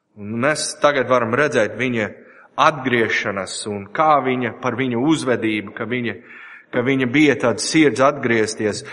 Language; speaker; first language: Latvian; non-native, learner; English